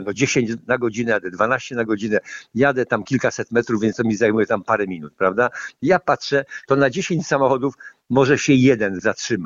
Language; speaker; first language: Polish; native; Polish